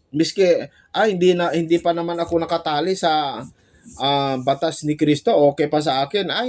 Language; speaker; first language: Filipino; non-native, local second language; Iloko